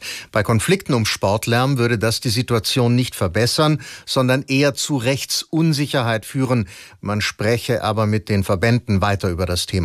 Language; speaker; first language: German; native; German